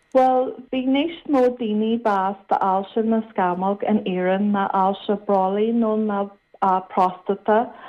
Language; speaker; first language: Irish; non-native, local second language; English